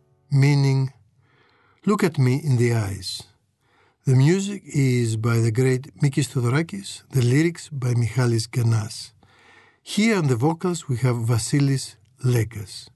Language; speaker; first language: English; non-native, fluent; Greek